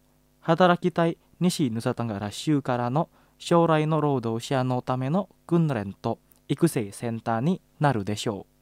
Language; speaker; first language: Japanese; non-native, fluent; Indonesian